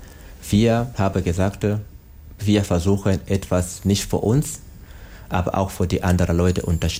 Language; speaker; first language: German; non-native, learner; Swahili